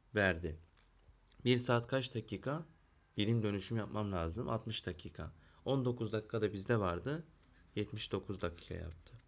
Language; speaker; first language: Turkish; native; Turkish